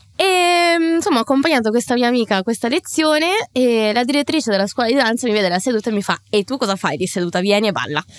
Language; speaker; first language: Italian; native; Italian